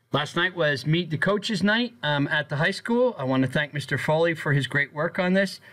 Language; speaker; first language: English; native; English